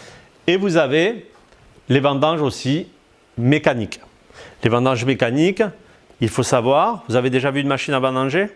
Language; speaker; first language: French; native; French